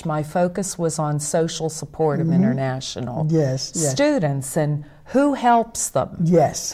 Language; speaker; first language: English; native; English